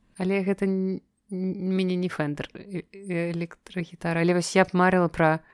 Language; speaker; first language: Belarusian; non-native, local second language; Russian